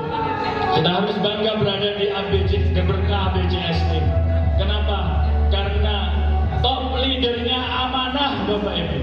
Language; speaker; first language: Indonesian; native; Indonesian